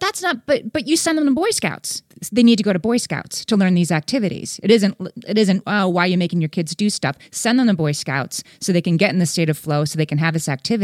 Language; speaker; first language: English; native; English